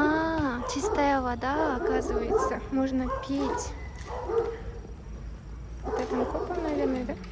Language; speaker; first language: Russian; non-native, local second language; Kazakh